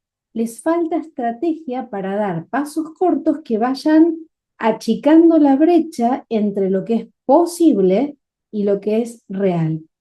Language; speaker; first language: Spanish; native; Spanish